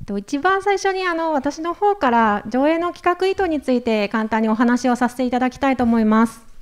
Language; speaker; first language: Japanese; native; Japanese